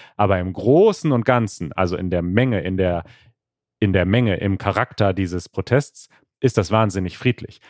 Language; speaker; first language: German; native; German